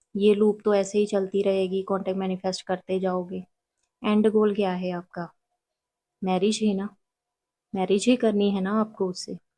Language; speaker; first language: Hindi; non-native, local second language; Punjabi